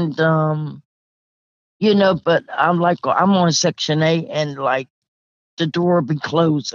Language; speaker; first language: English; native; English